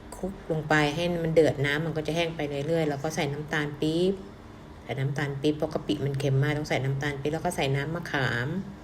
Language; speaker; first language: Thai; native; Thai